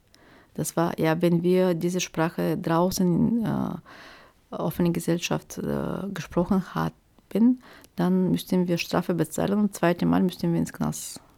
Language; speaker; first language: German; non-native, fluent; Turkish